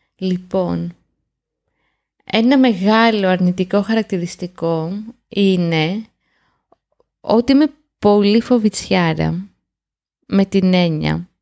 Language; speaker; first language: Greek; native; Greek